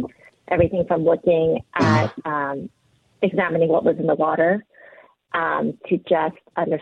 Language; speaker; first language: English; native; English